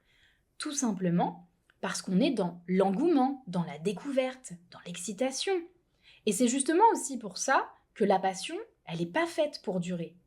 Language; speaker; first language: French; native; French